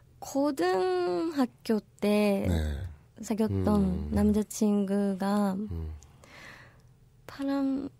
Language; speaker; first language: Korean; non-native, learner; Japanese